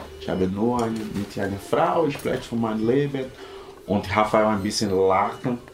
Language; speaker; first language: German; non-native, learner; Portuguese